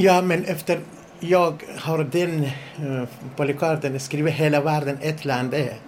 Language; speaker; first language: Swedish; non-native, fluent; Persian